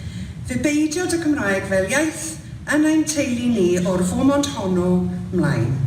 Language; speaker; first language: Welsh; non-native, local second language; English